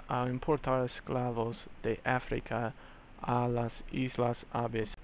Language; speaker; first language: Spanish; non-native, learner; English